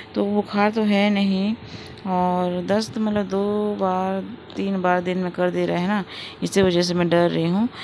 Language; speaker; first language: Hindi; non-native, local second language; Odia